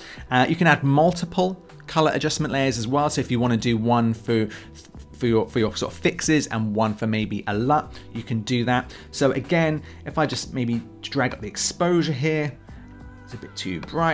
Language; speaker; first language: English; native; English